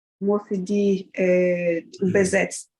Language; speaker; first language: German; non-native, learner; Portuguese